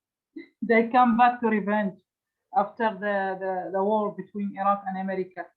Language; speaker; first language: English; non-native, learner; Arabic